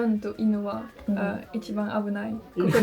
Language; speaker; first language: Japanese; non-native, learner; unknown